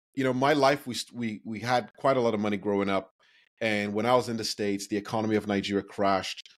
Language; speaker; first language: English; non-native, local second language; Yoruba